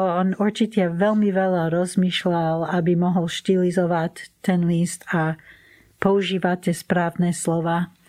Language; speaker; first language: Slovak; non-native, fluent; English